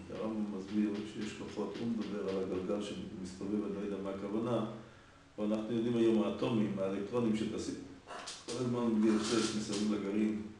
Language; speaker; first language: Hebrew; native; Hebrew